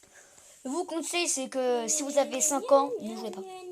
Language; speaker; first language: French; native; French